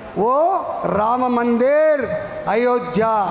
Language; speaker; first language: Hindi; non-native, local second language; Telugu